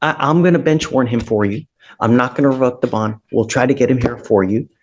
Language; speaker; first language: English; native; English